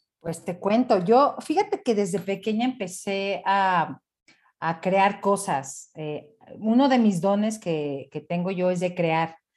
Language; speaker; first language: Spanish; native; Spanish